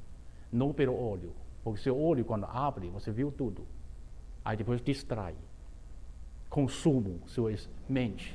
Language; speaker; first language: Portuguese; non-native, fluent; Chinese